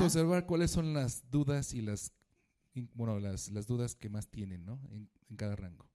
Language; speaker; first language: Spanish; native; Spanish